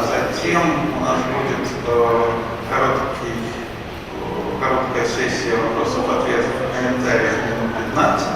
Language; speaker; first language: Russian; native; Russian